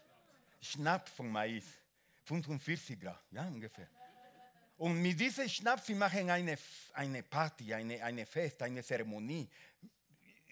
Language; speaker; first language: German; non-native, learner; Spanish